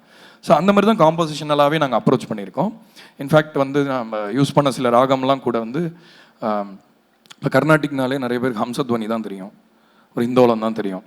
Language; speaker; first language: Tamil; native; Tamil